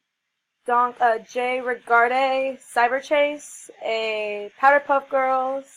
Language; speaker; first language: French; non-native, learner; English